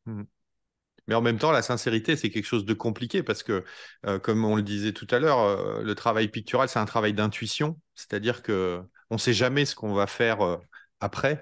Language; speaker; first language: French; native; French